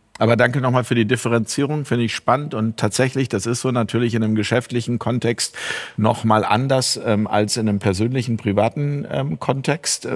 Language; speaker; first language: German; native; German